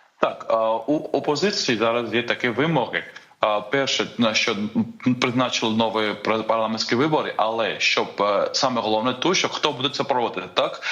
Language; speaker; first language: Ukrainian; non-native, fluent; Georgian